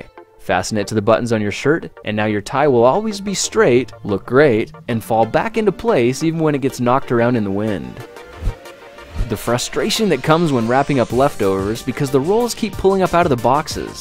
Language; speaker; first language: English; native; English